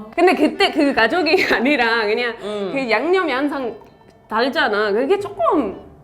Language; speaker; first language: Korean; non-native, fluent; Italian